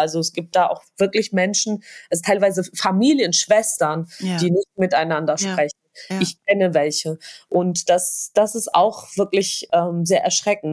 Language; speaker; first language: German; non-native, fluent; Georgian